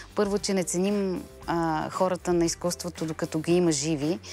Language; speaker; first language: Bulgarian; native; Bulgarian